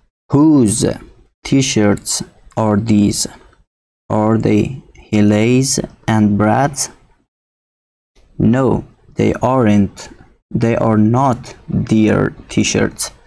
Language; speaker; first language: English; non-native, fluent; Persian